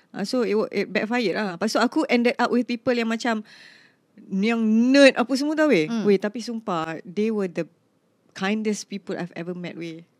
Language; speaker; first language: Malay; non-native, local second language; English